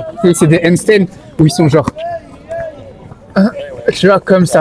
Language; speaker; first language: French; native; French